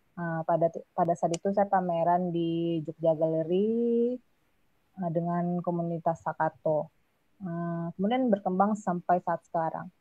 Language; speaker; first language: Indonesian; non-native, local second language; Minangkabau